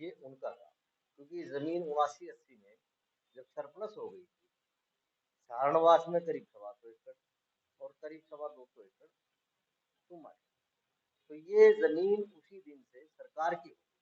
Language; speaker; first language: Hindi; native; Hindi